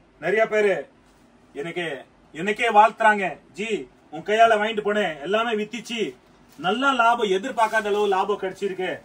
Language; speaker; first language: Tamil; non-native, local second language; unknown